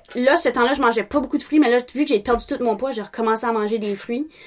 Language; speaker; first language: French; native; French